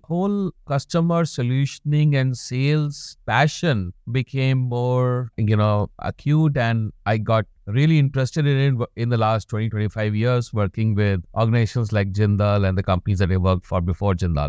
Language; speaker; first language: English; non-native, local second language; Hindi